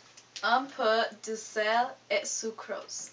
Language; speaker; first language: French; non-native, learner; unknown